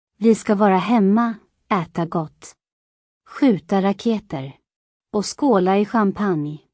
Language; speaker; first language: Swedish; non-native, fluent; Ukrainian